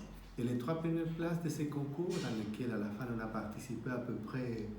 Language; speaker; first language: French; non-native, fluent; Spanish